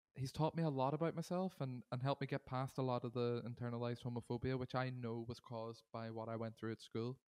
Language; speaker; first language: English; native; English